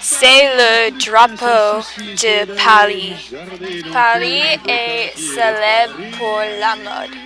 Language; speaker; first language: French; non-native, learner; English